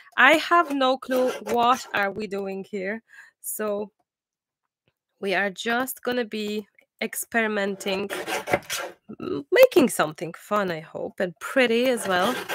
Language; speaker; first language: English; non-native, fluent; Polish